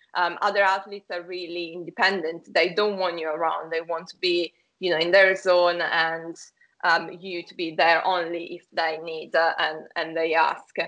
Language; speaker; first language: English; non-native, fluent; Italian